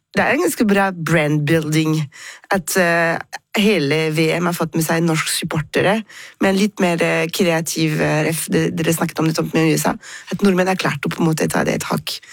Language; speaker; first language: Norwegian; non-native, fluent; French